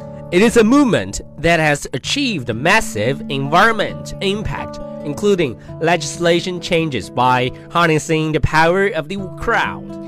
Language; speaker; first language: English; non-native, learner; Chinese